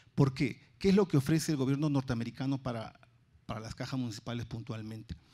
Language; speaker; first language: Spanish; native; Spanish